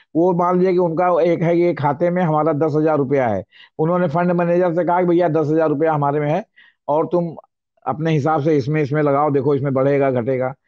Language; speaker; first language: Hindi; native; Hindi